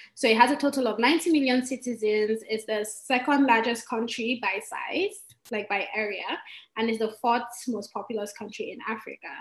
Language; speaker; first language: English; non-native, local second language; Igbo